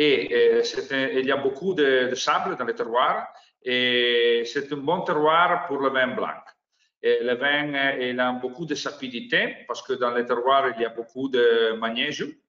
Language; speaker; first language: French; non-native, learner; Italian